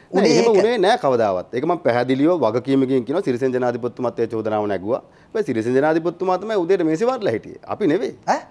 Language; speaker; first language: Sinhala; native; Sinhala